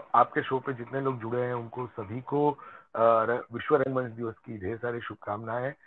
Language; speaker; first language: Hindi; non-native, local second language; Gujarati